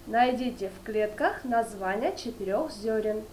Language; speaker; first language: Russian; non-native, local second language; Kyrgyz